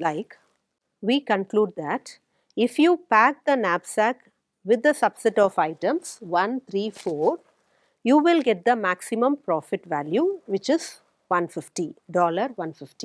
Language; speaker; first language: English; non-native, local second language; Tamil